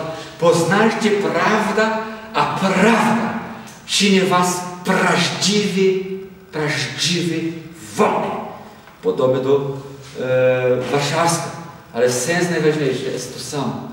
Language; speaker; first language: Polish; non-native, learner; Portuguese